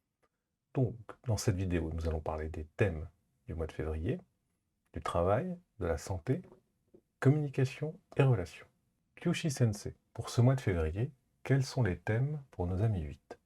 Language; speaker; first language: French; native; French